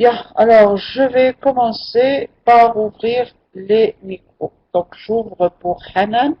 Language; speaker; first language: French; non-native, local second language; Arabic